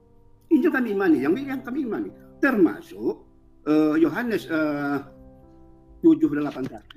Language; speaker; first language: Indonesian; native; Indonesian